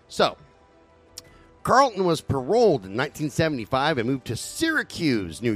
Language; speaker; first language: English; native; English